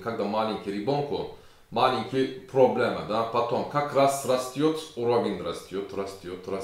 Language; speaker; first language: Russian; non-native, learner; Turkish